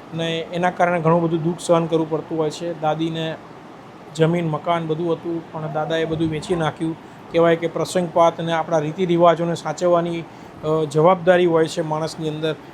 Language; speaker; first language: Gujarati; native; Gujarati